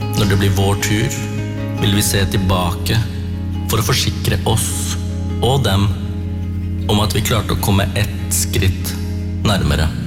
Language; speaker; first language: Norwegian; early bilingual, other home language; Tamil